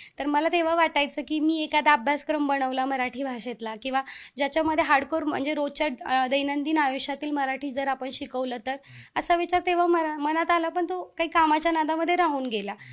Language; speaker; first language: Marathi; non-native, local second language; Hindi